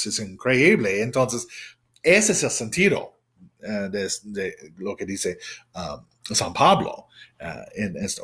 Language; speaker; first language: Spanish; non-native, fluent; English